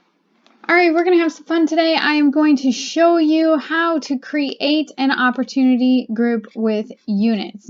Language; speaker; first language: English; native; English